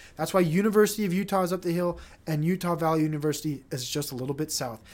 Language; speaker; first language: English; native; English